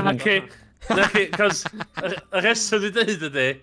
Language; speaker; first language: Welsh; native; Welsh